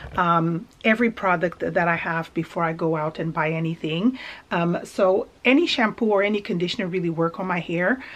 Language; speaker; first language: English; early bilingual, other home language; Portuguese